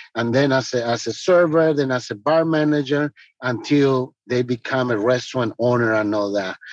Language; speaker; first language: English; non-native, fluent; Spanish